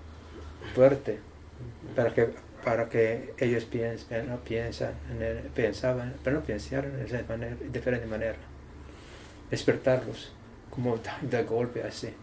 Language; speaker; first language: Spanish; non-native, learner; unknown